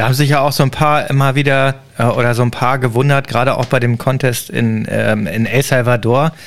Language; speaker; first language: German; native; German